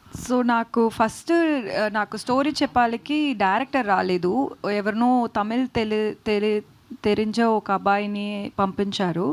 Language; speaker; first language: Telugu; non-native, learner; Tamil